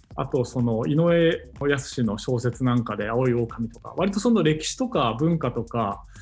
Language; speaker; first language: Japanese; non-native, fluent; Mongolian